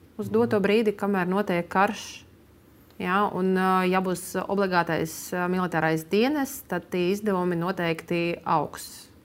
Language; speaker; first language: Latvian; non-native, local second language; Russian